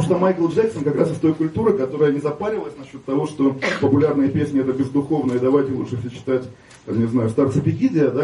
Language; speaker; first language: Russian; native; Russian